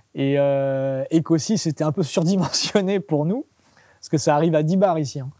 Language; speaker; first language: French; native; French